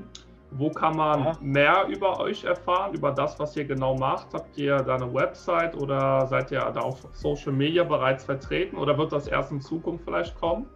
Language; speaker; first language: German; native; German